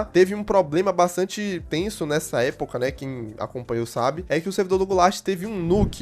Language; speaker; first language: Portuguese; native; Portuguese